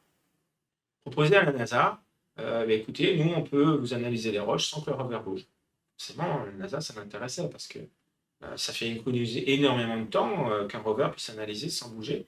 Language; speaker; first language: French; native; French